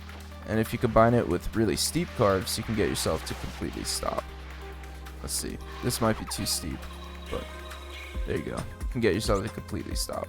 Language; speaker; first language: English; native; English